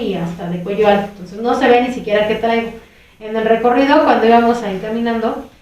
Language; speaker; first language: Spanish; native; Spanish